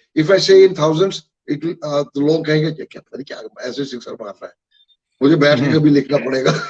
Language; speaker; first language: Hindi; non-native, local second language; Kashmiri